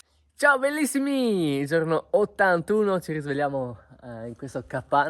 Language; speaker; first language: Italian; native; Italian